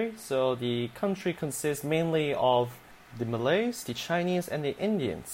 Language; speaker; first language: English; non-native, local second language; Chinese